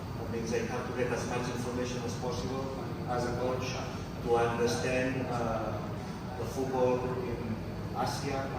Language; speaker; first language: English; non-native, fluent; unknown